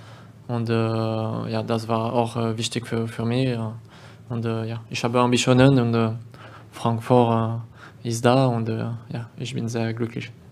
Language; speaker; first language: German; non-native, learner; French